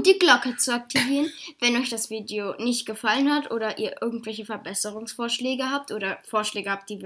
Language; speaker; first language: German; native; German